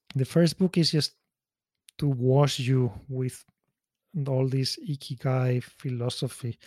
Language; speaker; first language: English; non-native, fluent; Spanish